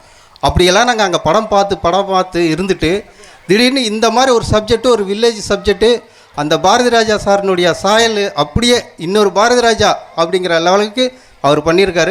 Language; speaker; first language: Tamil; native; Tamil